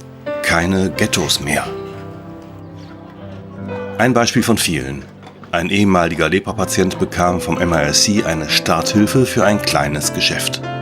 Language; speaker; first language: German; native; German